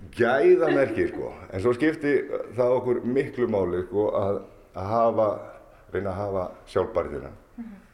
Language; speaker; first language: Icelandic; native; Icelandic